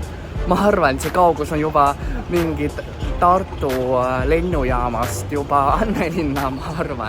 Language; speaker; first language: Estonian; non-native, fluent; Chinese